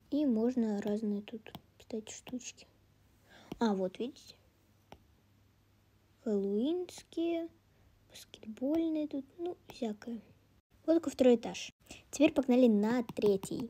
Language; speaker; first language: Russian; native; Russian